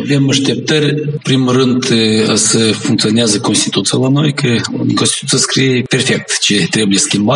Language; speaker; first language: Romanian; non-native, local second language; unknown